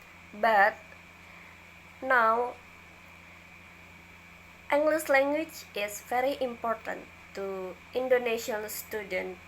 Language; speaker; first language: English; non-native, learner; Indonesian